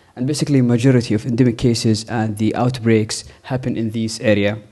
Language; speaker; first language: English; non-native, fluent; Arabic